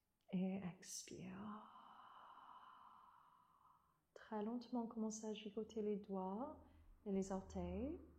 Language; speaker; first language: French; non-native, fluent; English